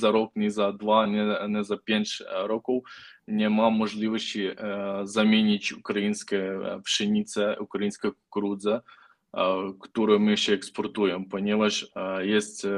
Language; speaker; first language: Polish; non-native, learner; Ukrainian